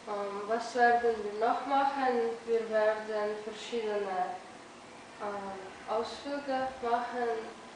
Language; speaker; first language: German; non-native, learner; Slovenian